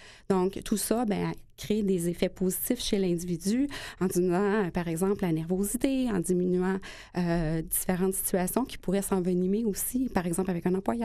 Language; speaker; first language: French; native; French